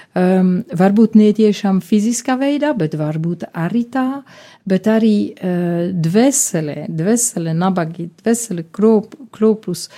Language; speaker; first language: Latvian; non-native, fluent; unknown